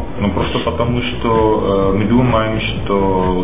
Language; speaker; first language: Russian; non-native, fluent; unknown